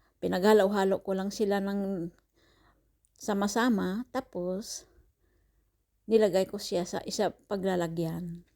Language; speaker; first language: Filipino; non-native, local second language; Cebuano